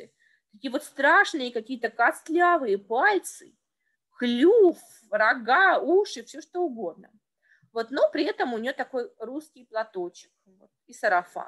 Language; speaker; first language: Russian; native; Russian